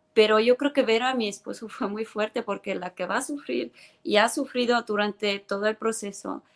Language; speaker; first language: Spanish; non-native, fluent; Estonian